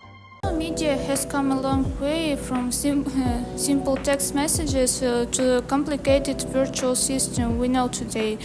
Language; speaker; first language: English; non-native, local second language; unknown